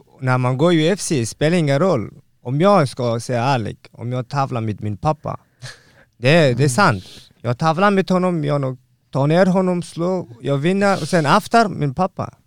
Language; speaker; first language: Swedish; non-native, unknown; Persian